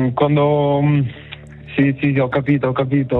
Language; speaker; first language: Italian; non-native, fluent; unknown